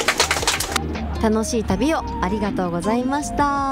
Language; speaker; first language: Japanese; native; Japanese